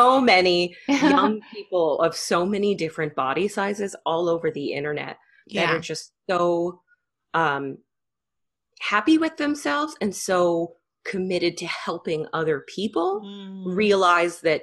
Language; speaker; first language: English; native; English